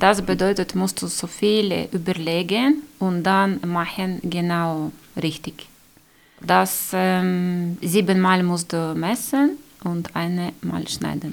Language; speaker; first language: German; non-native, learner; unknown